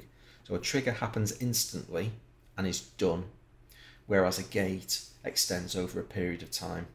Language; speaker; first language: English; native; English